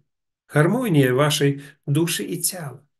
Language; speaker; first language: Polish; non-native, learner; Russian